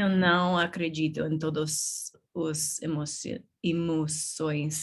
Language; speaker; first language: Portuguese; non-native, learner; English